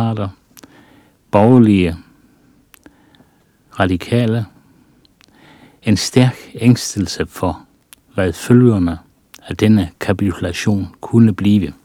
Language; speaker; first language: Danish; native; Danish